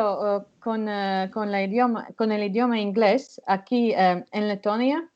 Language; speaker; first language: Spanish; non-native, fluent; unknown